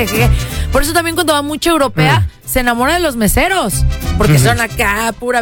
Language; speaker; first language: Spanish; native; Spanish